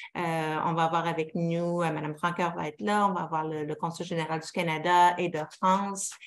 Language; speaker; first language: French; native; French